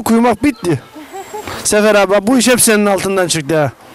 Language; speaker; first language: Turkish; native; Turkish